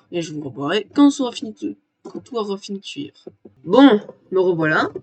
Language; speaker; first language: French; native; French